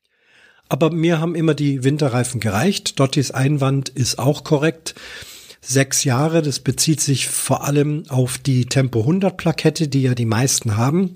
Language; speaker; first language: German; native; German